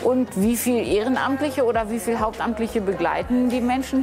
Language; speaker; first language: German; native; German